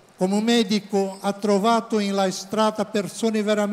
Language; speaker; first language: Italian; non-native, learner; Portuguese